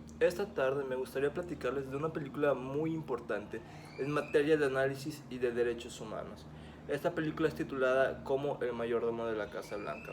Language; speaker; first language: Spanish; native; Spanish